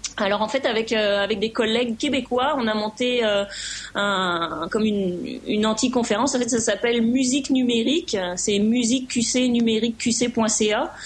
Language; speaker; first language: French; native; French